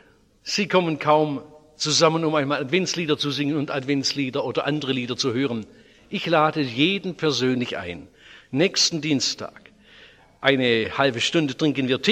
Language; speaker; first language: German; native; German